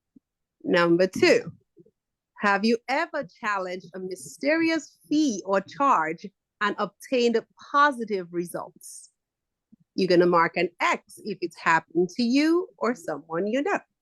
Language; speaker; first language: English; native; English